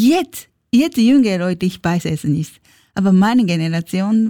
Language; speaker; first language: German; non-native, learner; Japanese